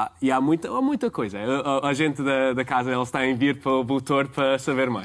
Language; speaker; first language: Portuguese; non-native, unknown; English